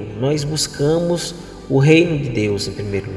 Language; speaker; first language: Portuguese; native; Portuguese